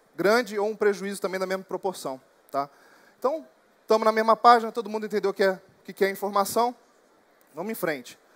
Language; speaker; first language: Portuguese; native; Portuguese